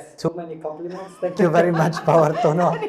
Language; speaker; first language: English; non-native, fluent; Italian